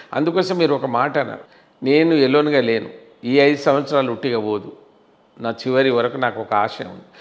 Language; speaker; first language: Telugu; non-native, local second language; Lambadi